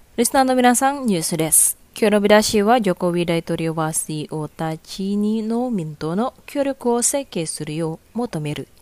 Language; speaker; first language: Japanese; non-native, fluent; Indonesian